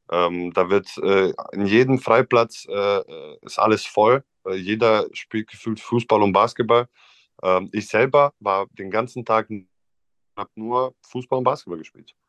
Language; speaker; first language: German; non-native, fluent; Serbian